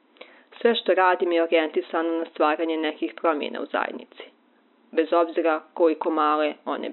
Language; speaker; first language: Bosnian; native; Bosnian